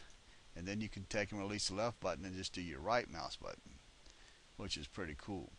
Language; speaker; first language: English; native; English